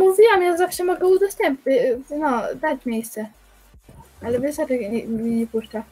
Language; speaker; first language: Polish; native; Polish